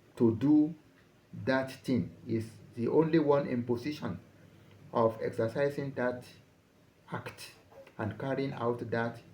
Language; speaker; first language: English; non-native, local second language; Yoruba